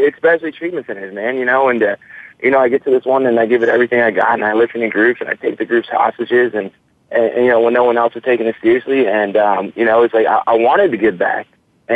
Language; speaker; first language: English; native; English